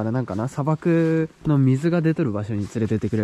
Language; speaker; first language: Japanese; native; Japanese